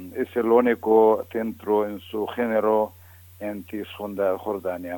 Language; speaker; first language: Spanish; non-native, fluent; Arabic